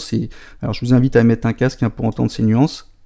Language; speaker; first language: French; native; French